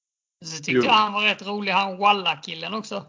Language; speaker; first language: Swedish; native; Swedish